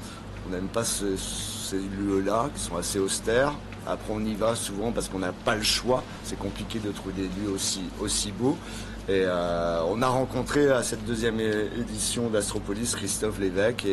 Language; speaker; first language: French; native; French